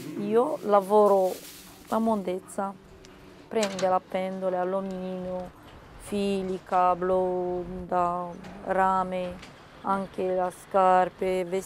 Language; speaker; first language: Italian; non-native, local second language; Romanian